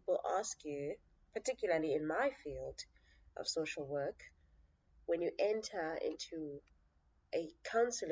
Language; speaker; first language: English; non-native, local second language; Xhosa